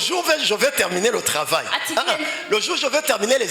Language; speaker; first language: French; non-native, local second language; Rundi